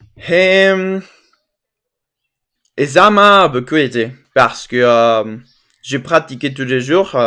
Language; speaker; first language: French; non-native, fluent; Spanish